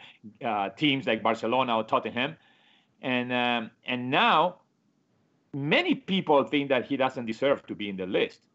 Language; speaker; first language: English; non-native, fluent; Spanish